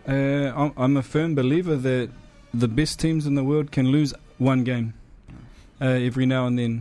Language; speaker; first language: English; native; English